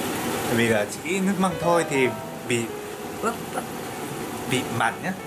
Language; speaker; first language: Vietnamese; non-native, learner; Japanese